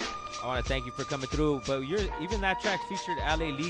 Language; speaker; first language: English; native; English